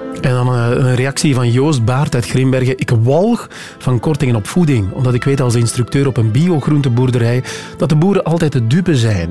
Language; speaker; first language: Dutch; native; Dutch